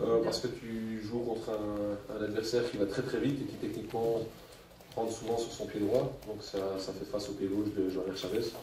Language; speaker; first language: French; native; French